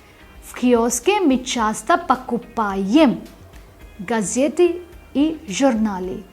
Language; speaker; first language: Russian; non-native, fluent; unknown